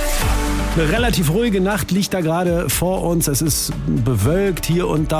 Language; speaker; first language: German; native; German